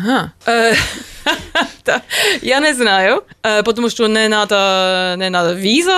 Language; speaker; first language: Russian; non-native, learner; English